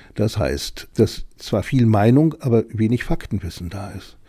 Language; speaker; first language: German; native; German